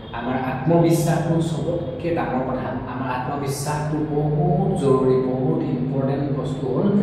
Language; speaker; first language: Assamese; native; Assamese